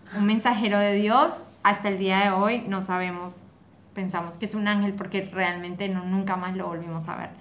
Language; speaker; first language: Spanish; native; Spanish